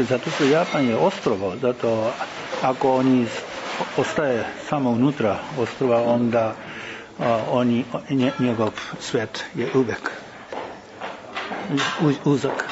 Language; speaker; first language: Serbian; non-native, learner; Japanese